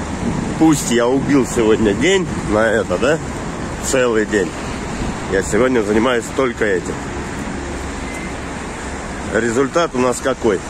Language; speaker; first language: Russian; native; Russian